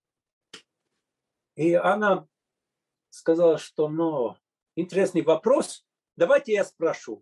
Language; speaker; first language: Russian; non-native, fluent; Finnish